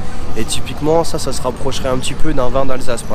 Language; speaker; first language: French; native; French